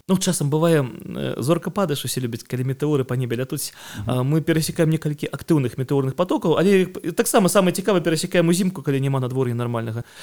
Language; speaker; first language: Belarusian; non-native, local second language; Russian